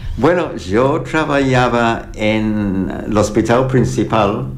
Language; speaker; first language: Catalan; non-native, learner; English